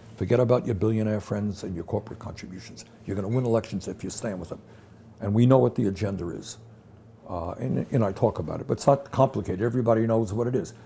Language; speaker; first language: English; native; English